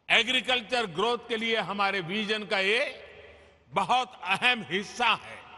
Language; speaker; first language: Hindi; non-native, local second language; Gujarati